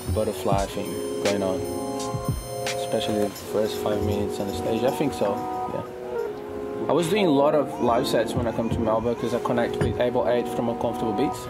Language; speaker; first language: English; non-native, fluent; Portuguese